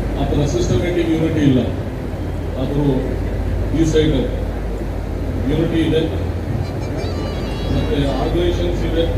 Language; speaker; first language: Kannada; non-native, local second language; Urdu